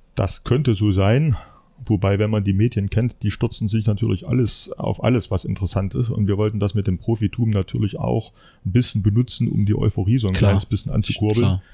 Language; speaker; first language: German; native; German